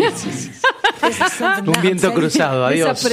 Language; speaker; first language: Spanish; native; Spanish